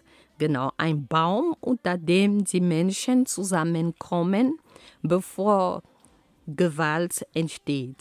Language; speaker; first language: German; non-native, fluent; Ghomala